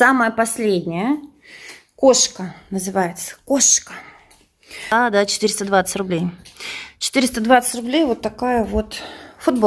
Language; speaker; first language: Russian; native; Russian